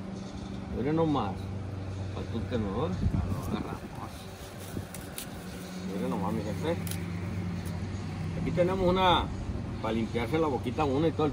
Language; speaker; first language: Spanish; native; Spanish